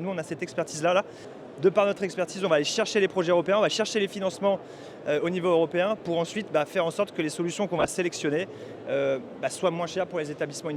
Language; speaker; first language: French; native; French